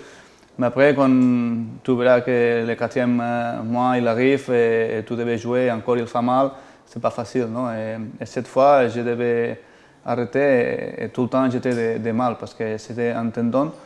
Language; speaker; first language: French; non-native, fluent; Spanish